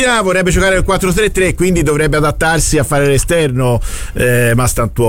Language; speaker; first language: Italian; native; Italian